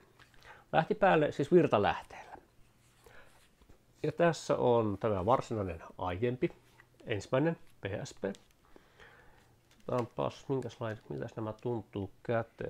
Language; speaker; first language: Finnish; native; Finnish